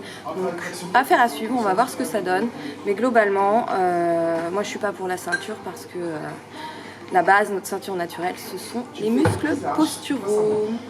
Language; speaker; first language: French; native; French